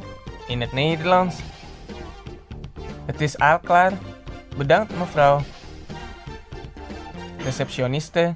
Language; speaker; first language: Dutch; non-native, learner; Indonesian